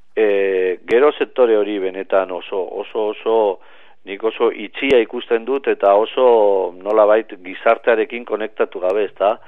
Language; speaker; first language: Basque; native; Basque